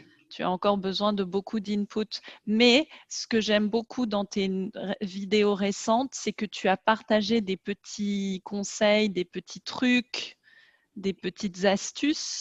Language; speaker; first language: French; native; French